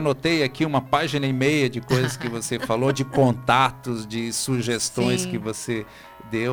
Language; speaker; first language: Portuguese; native; Portuguese